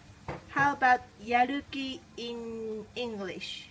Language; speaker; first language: English; non-native, fluent; Japanese